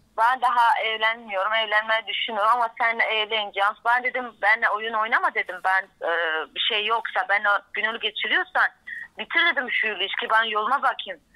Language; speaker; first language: Turkish; non-native, fluent; Persian